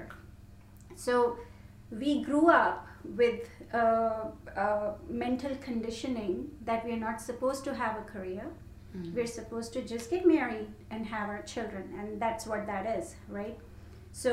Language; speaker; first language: English; non-native, local second language; Hindi